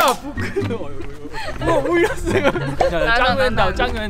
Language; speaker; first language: Chinese; non-native, learner; Korean